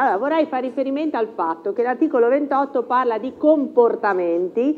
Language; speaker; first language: Italian; native; Italian